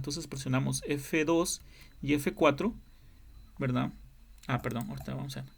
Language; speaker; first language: Spanish; native; Spanish